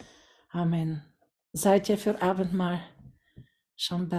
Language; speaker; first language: German; non-native, fluent; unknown